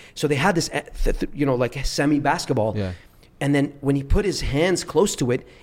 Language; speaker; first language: English; early bilingual, other home language; Arabic